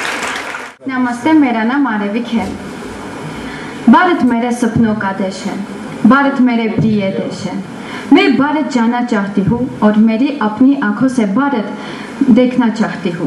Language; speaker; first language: Hindi; non-native, learner; Armenian